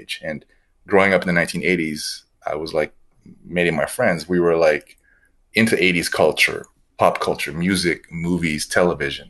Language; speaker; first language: English; native; English